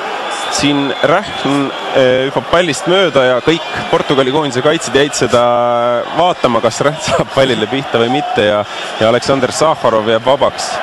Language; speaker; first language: Estonian; native; Estonian